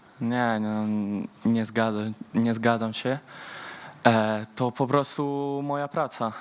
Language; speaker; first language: Polish; early bilingual, heritage; Polish